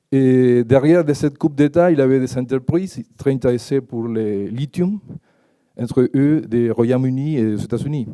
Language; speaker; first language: French; non-native, learner; Spanish